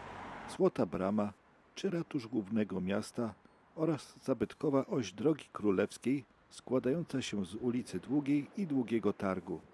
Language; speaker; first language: Polish; native; Polish